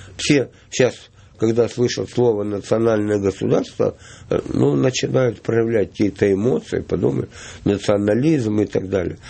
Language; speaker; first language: Russian; native; Russian